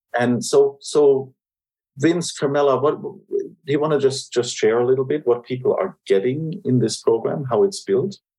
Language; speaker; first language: English; non-native, fluent; German